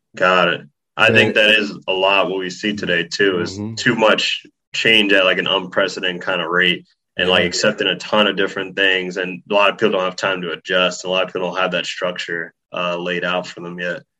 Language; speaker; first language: English; early bilingual, other home language; Spanish